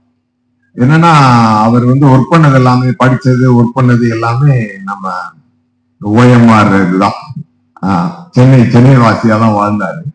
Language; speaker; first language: Tamil; native; Tamil